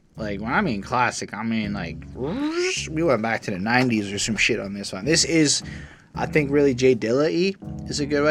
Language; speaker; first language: English; native; English